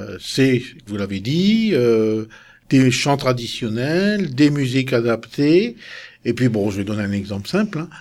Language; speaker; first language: French; native; French